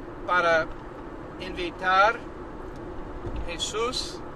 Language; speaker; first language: Spanish; non-native, learner; English